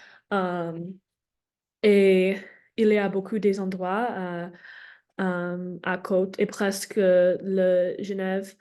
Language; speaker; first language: French; non-native, learner; English